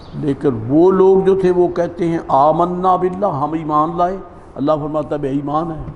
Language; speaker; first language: Urdu; non-native, local second language; Punjabi